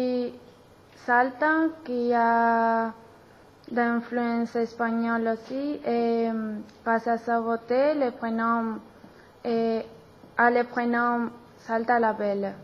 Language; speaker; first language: French; non-native, learner; Spanish